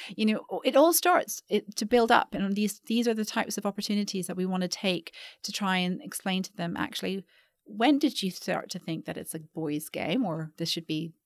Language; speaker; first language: English; native; English